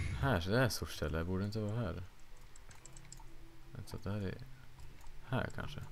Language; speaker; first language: Swedish; native; Swedish